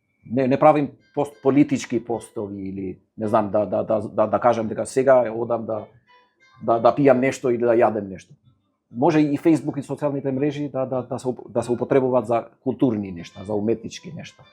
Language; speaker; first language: Macedonian; non-native, fluent; Albanian